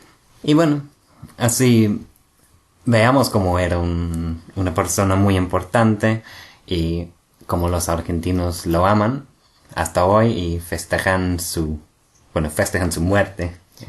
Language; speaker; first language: Spanish; non-native, fluent; English